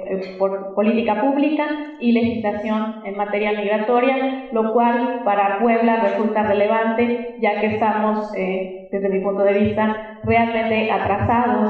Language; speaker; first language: Spanish; native; Spanish